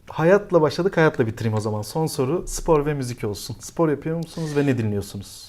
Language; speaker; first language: Turkish; native; Turkish